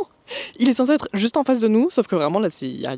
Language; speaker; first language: French; native; French